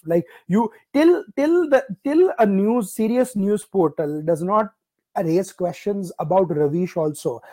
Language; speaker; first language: English; non-native, local second language; Gujarati